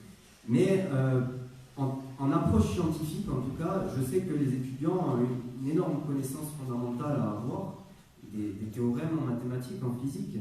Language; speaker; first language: French; native; French